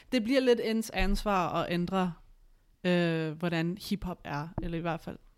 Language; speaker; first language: Danish; early bilingual, other home language; Spanish